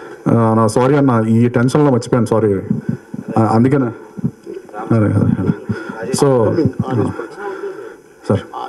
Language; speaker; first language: Telugu; native; Telugu